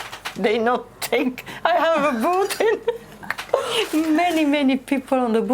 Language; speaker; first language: English; non-native, learner; Dutch